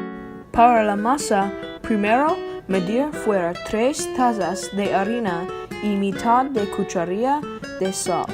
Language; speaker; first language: Spanish; non-native, learner; English